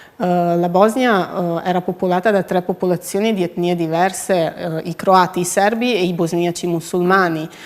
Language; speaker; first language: Italian; early bilingual, other home language; Bosnian